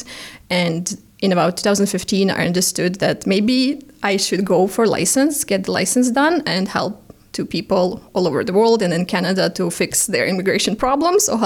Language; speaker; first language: English; non-native, fluent; Ukrainian